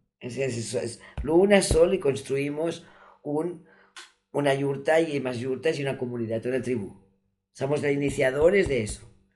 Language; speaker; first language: Spanish; non-native, local second language; Catalan